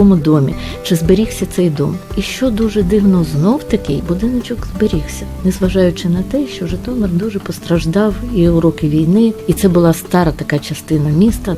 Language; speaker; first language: Ukrainian; native; Ukrainian